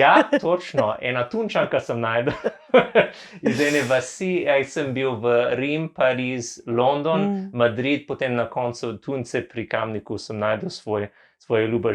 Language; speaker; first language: Slovenian; non-native, learner; English